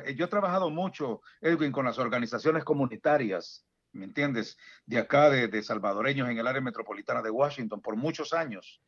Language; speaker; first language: Spanish; native; Spanish